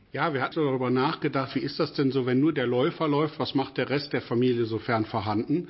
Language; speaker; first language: German; native; German